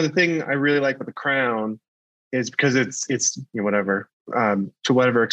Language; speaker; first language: English; native; English